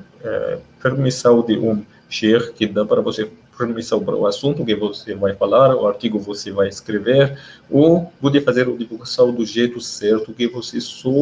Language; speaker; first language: Portuguese; non-native, fluent; Arabic